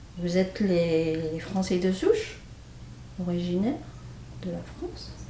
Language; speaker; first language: French; non-native, local second language; Kabyle